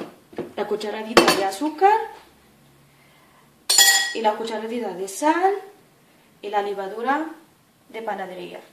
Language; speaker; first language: Spanish; non-native, fluent; Arabic